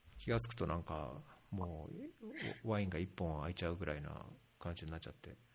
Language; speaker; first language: Japanese; native; Japanese